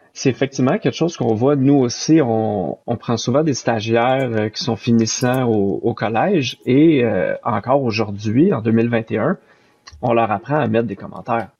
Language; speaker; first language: French; native; French